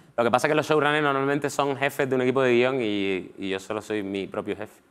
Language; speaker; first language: Spanish; native; Spanish